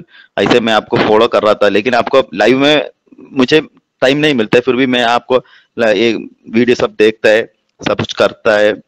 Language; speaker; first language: Hindi; non-native, local second language; Malayalam